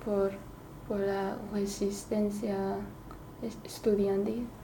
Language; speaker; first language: Spanish; non-native, fluent; Chinese